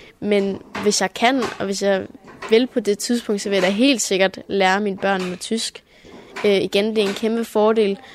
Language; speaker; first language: Danish; early bilingual, heritage; Danish